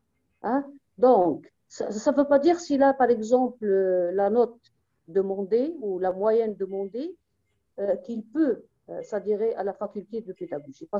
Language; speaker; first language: French; non-native, local second language; Arabic